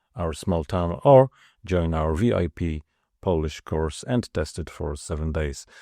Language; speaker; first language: English; non-native, fluent; Polish